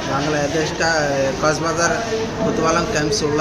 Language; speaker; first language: Hindi; non-native, learner; Rohingya